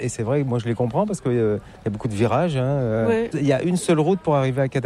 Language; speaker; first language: French; native; French